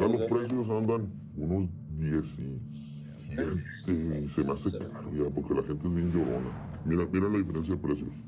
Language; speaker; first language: Spanish; native; Spanish